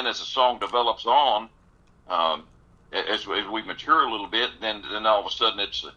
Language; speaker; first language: English; native; English